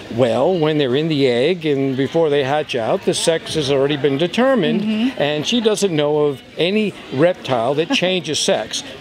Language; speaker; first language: English; native; English